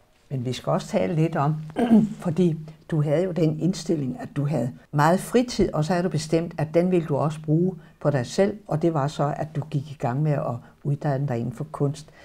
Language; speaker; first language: Danish; native; Danish